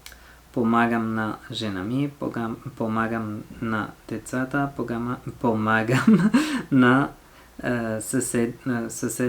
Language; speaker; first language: Bulgarian; non-native, learner; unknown